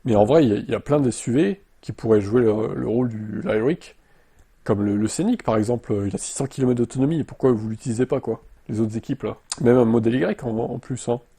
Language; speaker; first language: French; native; French